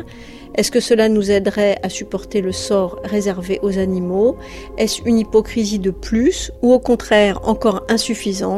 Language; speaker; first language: French; native; French